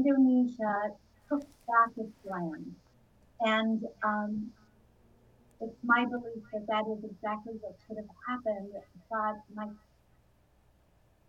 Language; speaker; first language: English; early bilingual, other home language; Indonesian